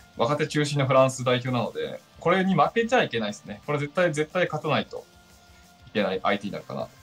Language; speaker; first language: Japanese; native; Japanese